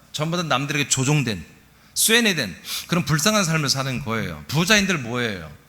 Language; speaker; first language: Korean; native; Korean